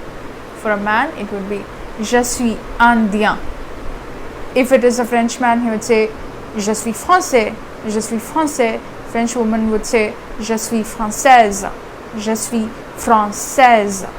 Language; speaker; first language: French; non-native, fluent; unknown